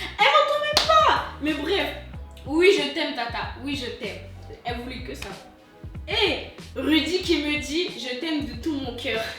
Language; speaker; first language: French; native; French